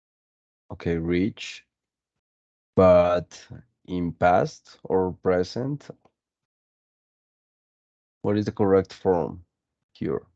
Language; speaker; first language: English; non-native, fluent; Spanish